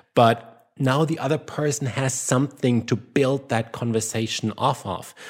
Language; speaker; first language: English; non-native, fluent; German